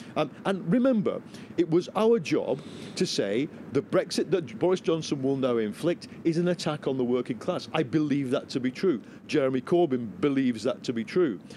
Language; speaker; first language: English; native; English